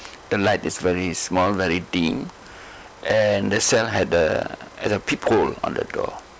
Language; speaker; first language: English; non-native, local second language; Malay